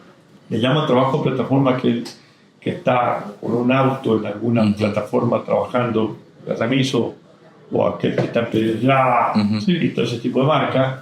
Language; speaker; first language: Spanish; native; Spanish